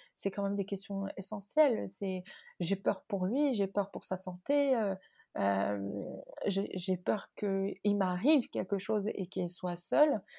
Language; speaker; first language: French; non-native, local second language; Arabic